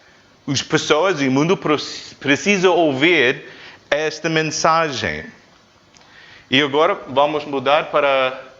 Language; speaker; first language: Portuguese; non-native, fluent; English